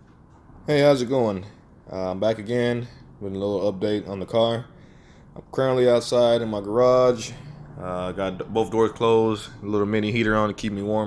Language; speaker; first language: English; native; English